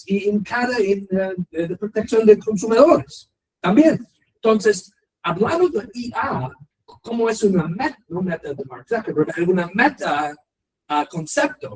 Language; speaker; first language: Spanish; non-native, learner; English